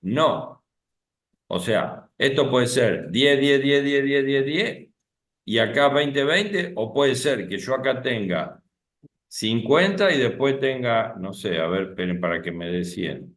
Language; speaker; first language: Spanish; native; Spanish